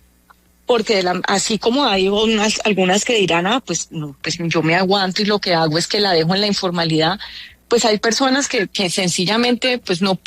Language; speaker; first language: Spanish; native; Spanish